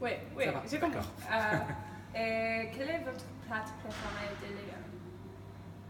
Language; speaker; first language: French; non-native, learner; English